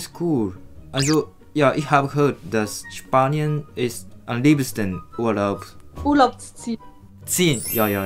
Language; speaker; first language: German; non-native, learner; Japanese